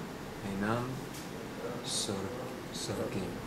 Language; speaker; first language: Hebrew; non-native, learner; English